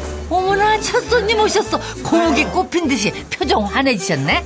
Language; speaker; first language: Korean; native; Korean